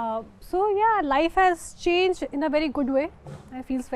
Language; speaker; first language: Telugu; non-native, local second language; Hindi